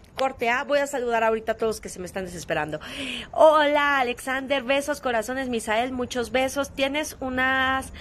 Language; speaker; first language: Spanish; native; Spanish